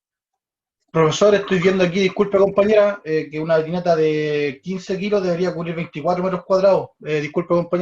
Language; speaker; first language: Spanish; native; Spanish